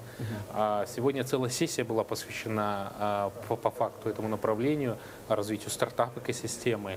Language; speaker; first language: Russian; native; Russian